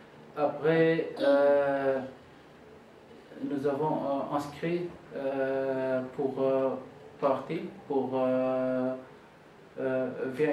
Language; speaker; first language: French; non-native, learner; Arabic